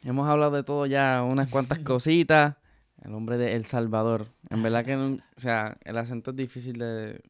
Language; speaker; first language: Spanish; early bilingual, heritage; Spanish